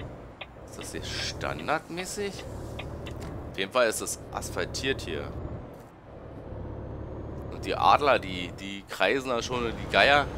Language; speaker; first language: German; native; German